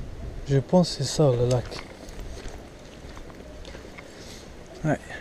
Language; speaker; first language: French; non-native, fluent; Portuguese